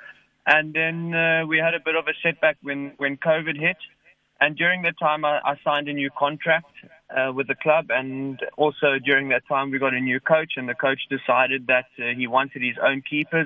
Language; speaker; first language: English; native; English